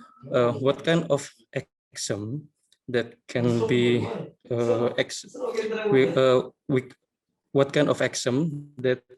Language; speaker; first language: English; non-native, learner; Indonesian